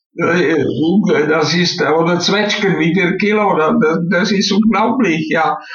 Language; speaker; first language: German; non-native, fluent; Czech